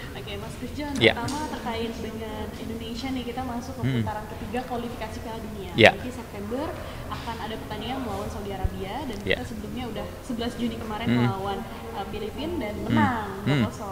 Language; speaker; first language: Indonesian; native; Indonesian